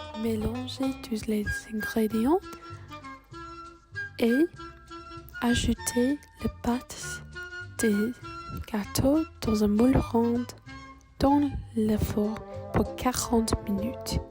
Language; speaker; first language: French; non-native, learner; English